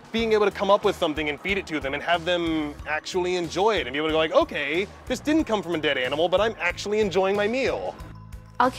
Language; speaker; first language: English; native; English